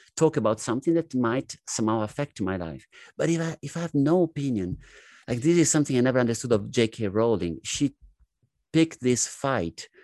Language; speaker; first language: English; non-native, fluent; Italian